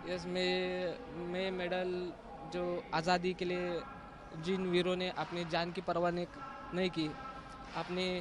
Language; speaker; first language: Hindi; non-native, local second language; Marathi